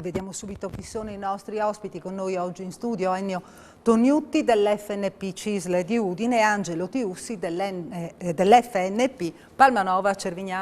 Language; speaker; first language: Italian; native; Italian